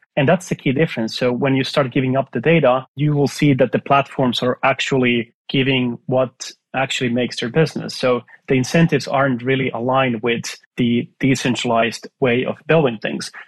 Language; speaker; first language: English; non-native, fluent; Finnish